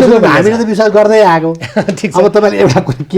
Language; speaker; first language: Nepali; native; Nepali